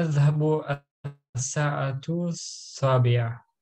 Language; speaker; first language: Arabic; non-native, learner; German